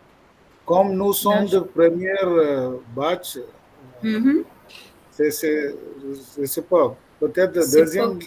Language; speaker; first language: French; non-native, fluent; Malayalam